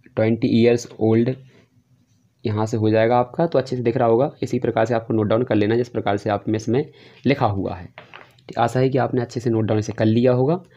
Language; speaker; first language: Hindi; native; Hindi